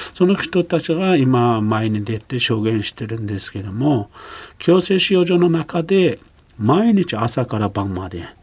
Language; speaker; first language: Japanese; non-native, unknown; Uyghur